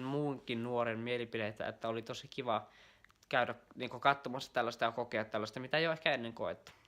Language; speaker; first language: Finnish; native; Finnish